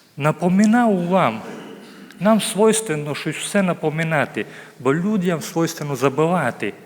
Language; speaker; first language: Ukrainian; native; Ukrainian